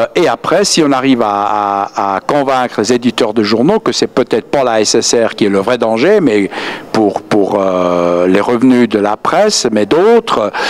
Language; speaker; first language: French; native; French